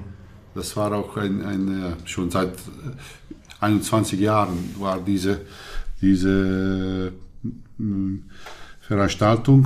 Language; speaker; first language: German; non-native, learner; Hungarian